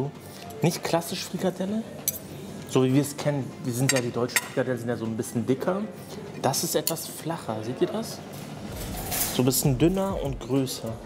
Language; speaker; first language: German; native; German